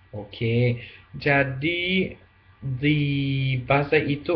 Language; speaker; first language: Indonesian; non-native, learner; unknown